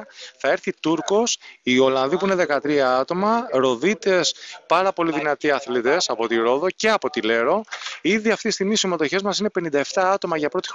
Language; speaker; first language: Greek; native; Greek